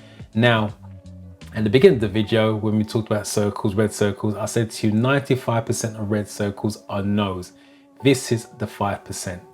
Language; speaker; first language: English; native; English